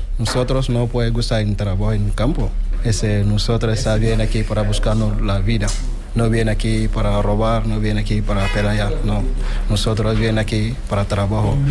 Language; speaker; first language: Spanish; non-native, learner; Wolof